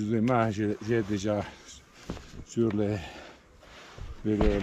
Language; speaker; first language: French; non-native, learner; Italian